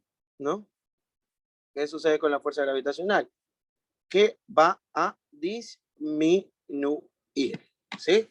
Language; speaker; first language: Spanish; native; Spanish